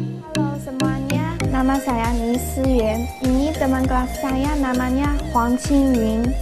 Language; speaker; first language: Indonesian; non-native, learner; Chinese